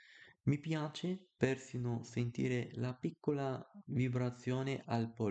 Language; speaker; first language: Italian; non-native, learner; Bulgarian